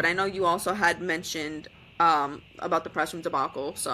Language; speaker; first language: English; native; English